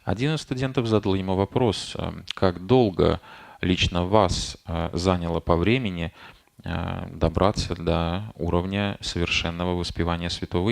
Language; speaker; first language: Russian; native; Russian